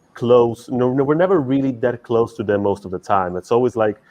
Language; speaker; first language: English; non-native, fluent; Italian